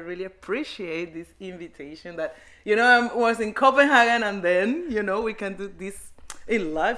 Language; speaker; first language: English; non-native, learner; Spanish